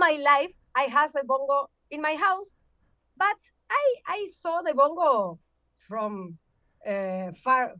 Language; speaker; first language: English; non-native, learner; Spanish